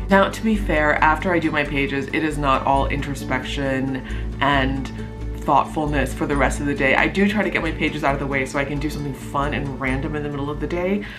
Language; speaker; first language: English; native; English